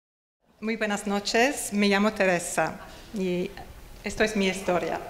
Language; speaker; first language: Spanish; non-native, fluent; English